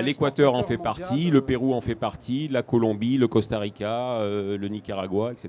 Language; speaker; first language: French; native; French